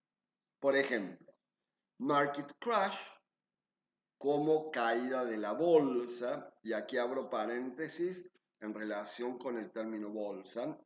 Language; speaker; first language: Spanish; native; Spanish